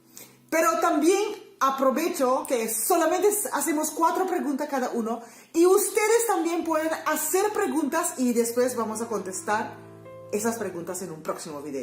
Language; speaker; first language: Spanish; non-native, fluent; Papiamento